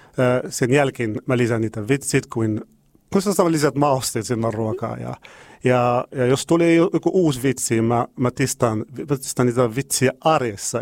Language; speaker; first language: Finnish; non-native, learner; Arabic